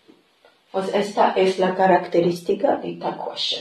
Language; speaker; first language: Spanish; non-native, fluent; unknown